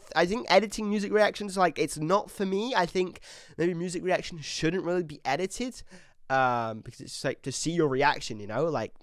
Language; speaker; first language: English; native; English